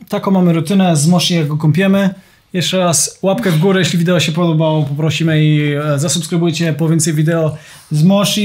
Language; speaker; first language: Polish; native; Polish